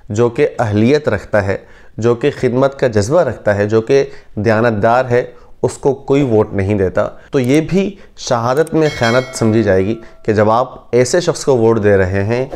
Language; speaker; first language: Urdu; native; Urdu